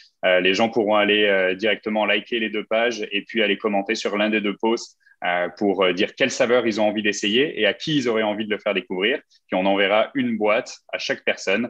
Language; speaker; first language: French; native; French